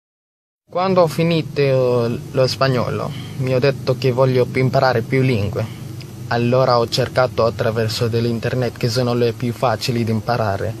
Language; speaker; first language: Italian; non-native, learner; Filipino